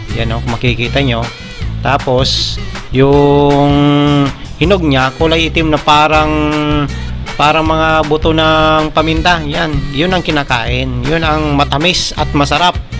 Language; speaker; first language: Filipino; non-native, local second language; Bikol